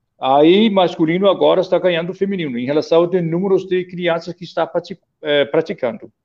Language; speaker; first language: Portuguese; non-native, fluent; Danish